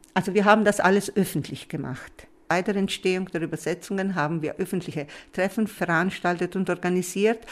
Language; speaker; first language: German; non-native, local second language; Italian